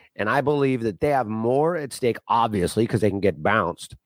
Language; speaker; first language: English; native; English